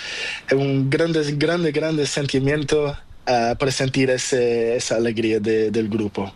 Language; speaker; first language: Spanish; non-native, learner; Portuguese